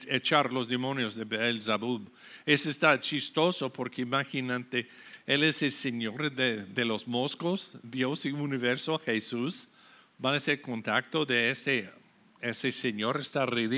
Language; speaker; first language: Spanish; non-native, learner; English